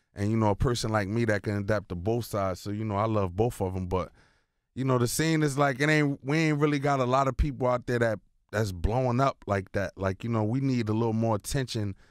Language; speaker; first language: English; native; English